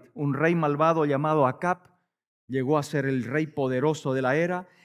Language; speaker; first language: Spanish; native; Spanish